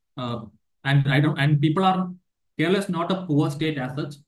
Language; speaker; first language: English; non-native, local second language; Malayalam